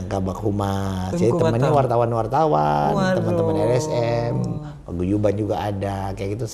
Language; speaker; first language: Indonesian; native; Indonesian